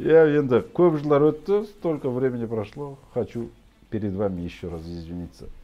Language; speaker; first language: Russian; non-native, local second language; Kazakh